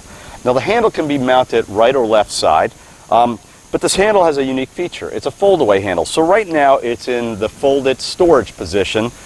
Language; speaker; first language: English; native; English